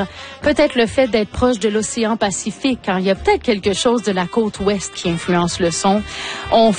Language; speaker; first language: French; native; French